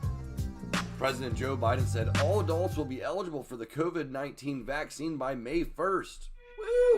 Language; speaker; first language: English; native; English